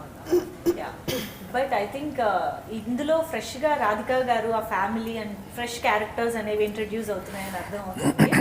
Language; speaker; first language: Telugu; native; Telugu